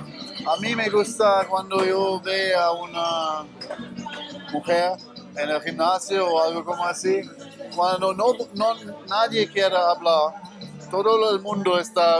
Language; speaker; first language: Spanish; non-native, learner; German